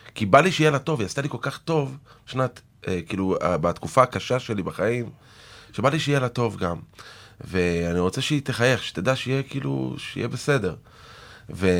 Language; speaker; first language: Hebrew; native; Hebrew